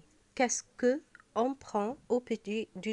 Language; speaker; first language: French; non-native, fluent; Arabic